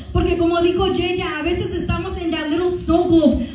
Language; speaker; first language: Spanish; early bilingual, heritage; Spanish